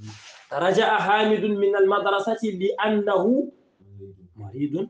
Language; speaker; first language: Arabic; non-native, fluent; Wolof